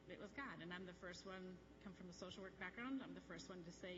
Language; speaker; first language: English; native; English